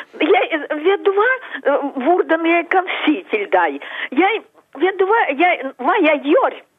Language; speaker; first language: Norwegian; non-native, fluent; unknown